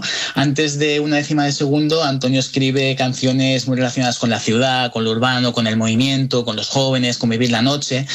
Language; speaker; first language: Spanish; native; Spanish